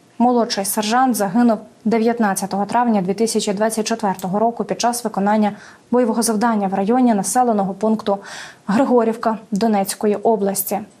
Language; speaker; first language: Ukrainian; native; Ukrainian